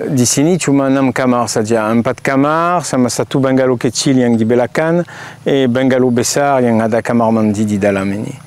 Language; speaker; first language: Indonesian; non-native, fluent; French